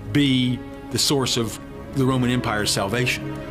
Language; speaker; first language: English; native; English